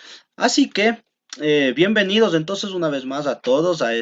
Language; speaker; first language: Spanish; native; Spanish